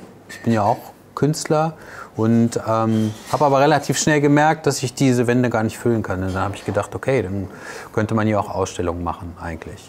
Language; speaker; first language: German; native; German